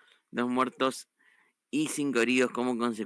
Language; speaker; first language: Spanish; native; Spanish